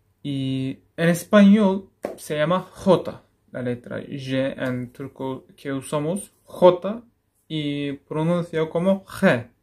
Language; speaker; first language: Spanish; non-native, fluent; Turkish